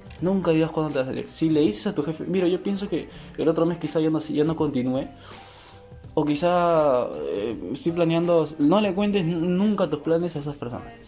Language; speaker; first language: Spanish; native; Spanish